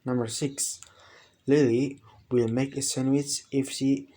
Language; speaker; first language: English; non-native, fluent; Indonesian